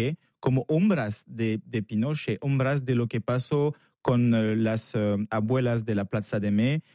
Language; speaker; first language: Spanish; non-native, fluent; French